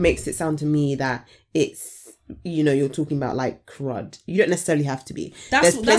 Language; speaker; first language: English; native; English